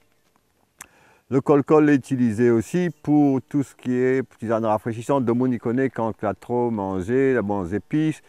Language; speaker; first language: French; native; French